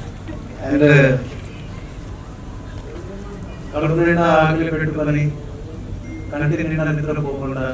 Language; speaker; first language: Telugu; native; Telugu